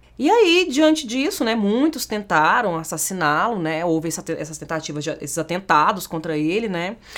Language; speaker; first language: Portuguese; native; Portuguese